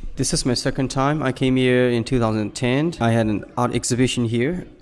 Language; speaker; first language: English; non-native, fluent; Burmese